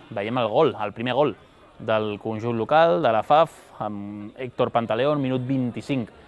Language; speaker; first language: Catalan; native; Catalan